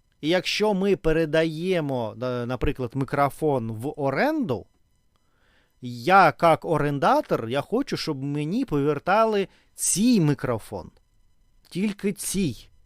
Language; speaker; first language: Ukrainian; non-native, learner; Russian